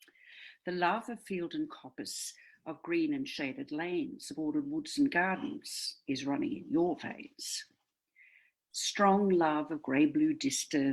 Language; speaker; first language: English; native; English